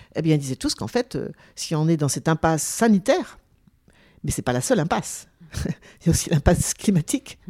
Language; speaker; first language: French; native; French